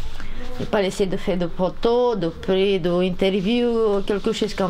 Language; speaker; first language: French; non-native, learner; Romanian